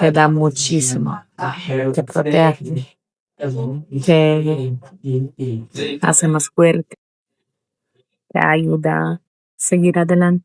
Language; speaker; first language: Spanish; non-native, fluent; Polish